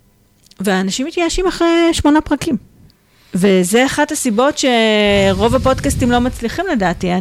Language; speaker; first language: Hebrew; native; Hebrew